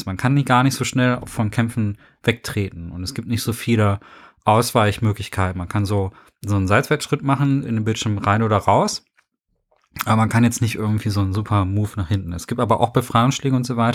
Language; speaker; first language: German; native; German